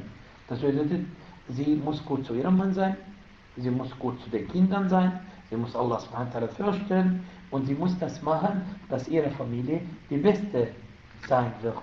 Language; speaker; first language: German; non-native, fluent; Arabic